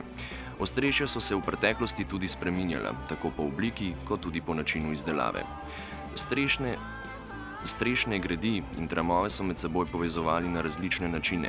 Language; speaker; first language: Slovenian; native; Slovenian